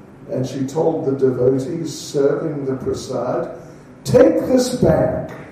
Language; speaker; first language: English; native; English